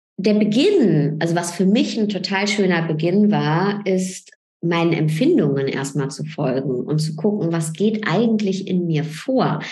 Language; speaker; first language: German; early bilingual, other home language; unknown